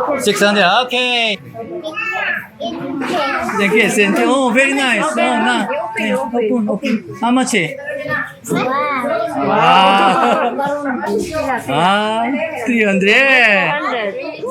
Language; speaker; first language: English; non-native, learner; Korean